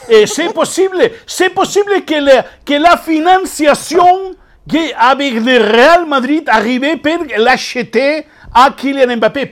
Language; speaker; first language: French; non-native, learner; Spanish